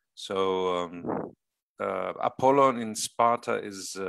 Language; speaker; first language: English; non-native, fluent; Greek